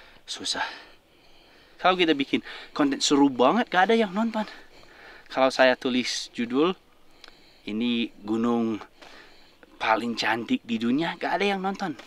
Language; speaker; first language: Indonesian; non-native, fluent; English